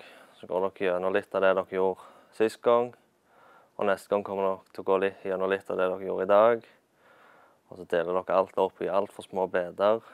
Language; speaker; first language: Norwegian; native; Norwegian